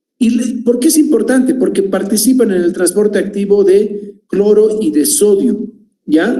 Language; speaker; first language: Spanish; native; Spanish